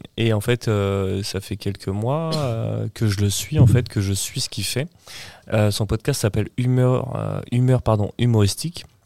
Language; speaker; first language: French; early bilingual, other home language; Portuguese